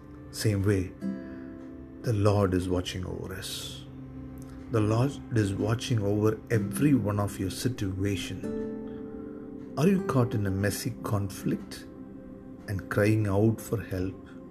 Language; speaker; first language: English; non-native, local second language; Tamil